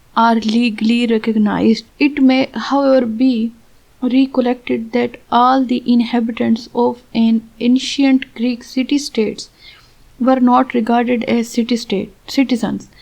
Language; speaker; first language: English; non-native, local second language; Urdu